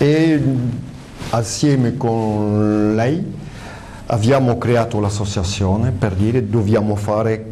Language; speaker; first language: Italian; early bilingual, heritage; French